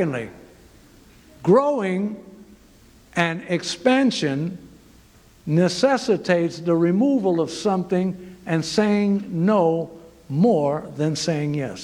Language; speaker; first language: English; native; English